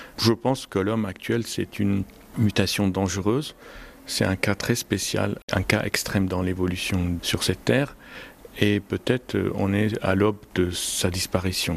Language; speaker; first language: French; non-native, fluent; Arabic